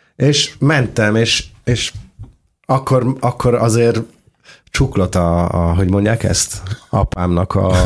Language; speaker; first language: Hungarian; early bilingual, other home language; Italian